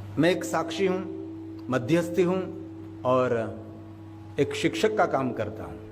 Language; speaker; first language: Hindi; non-native, local second language; Gujarati